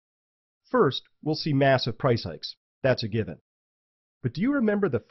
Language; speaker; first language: English; native; English